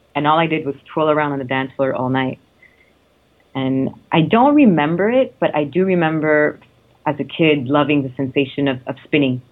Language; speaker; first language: English; non-native, fluent; Italian